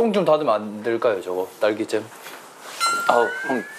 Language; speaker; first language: Korean; native; Korean